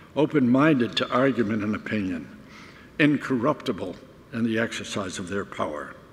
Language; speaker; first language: English; native; English